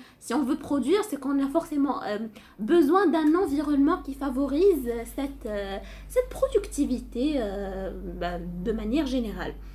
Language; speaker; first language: French; non-native, local second language; Arabic